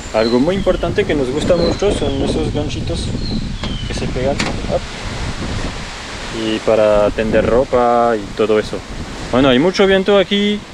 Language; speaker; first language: Spanish; non-native, learner; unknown